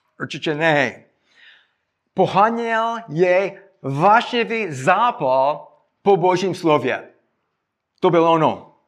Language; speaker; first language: Czech; non-native, fluent; English